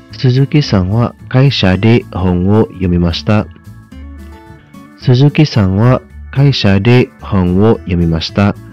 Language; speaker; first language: Japanese; non-native, fluent; Indonesian